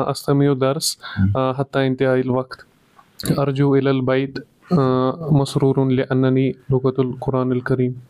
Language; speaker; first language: Arabic; non-native, learner; Kashmiri